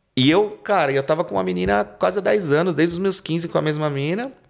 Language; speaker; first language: Portuguese; non-native, local second language; Spanish